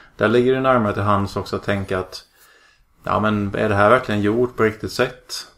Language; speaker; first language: Swedish; native; Swedish